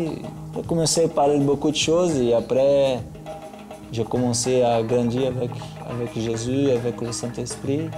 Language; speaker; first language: French; non-native, learner; Portuguese